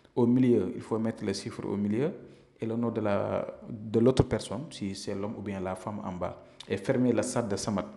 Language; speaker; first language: French; non-native, local second language; Wolof